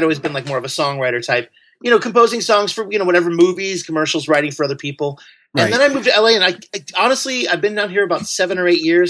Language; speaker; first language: English; native; English